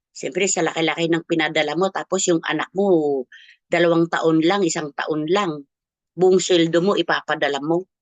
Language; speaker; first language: Filipino; non-native, local second language; Cebuano